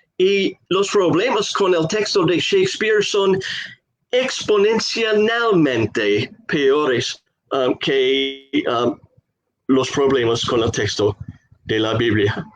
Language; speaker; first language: Spanish; non-native, fluent; English